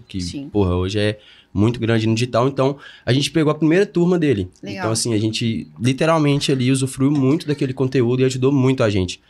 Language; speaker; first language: Portuguese; native; Portuguese